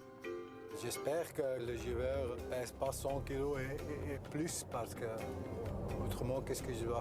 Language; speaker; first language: French; non-native, local second language; Dutch